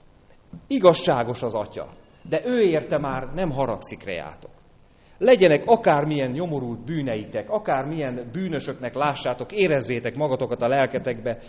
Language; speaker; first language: Hungarian; native; Hungarian